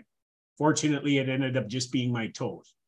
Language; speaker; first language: English; native; English